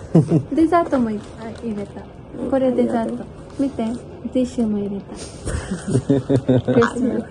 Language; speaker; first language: Japanese; non-native, fluent; Filipino